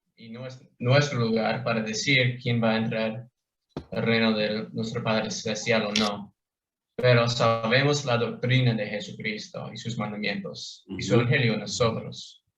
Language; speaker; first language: Spanish; non-native, fluent; English